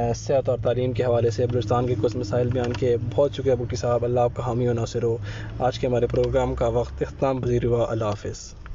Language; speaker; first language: Urdu; native; Urdu